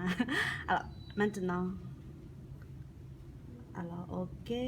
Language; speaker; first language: French; non-native, learner; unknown